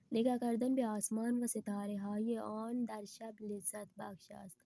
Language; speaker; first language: Persian; non-native, fluent; Urdu